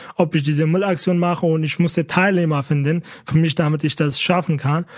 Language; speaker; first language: German; non-native, fluent; Kurdish